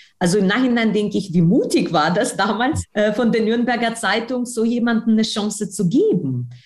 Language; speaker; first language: German; non-native, fluent; Russian